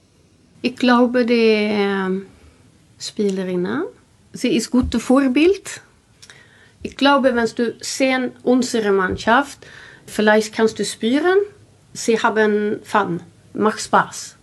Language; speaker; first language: German; non-native, learner; Swedish